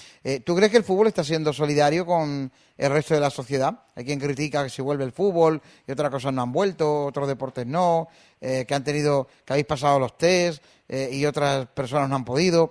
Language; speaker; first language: Spanish; native; Spanish